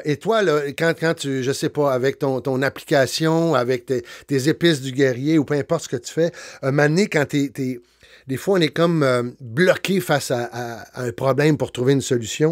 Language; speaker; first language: French; native; French